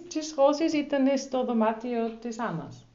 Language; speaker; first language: Greek; non-native, learner; German